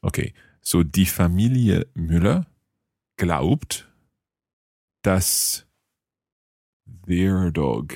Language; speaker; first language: German; non-native, fluent; English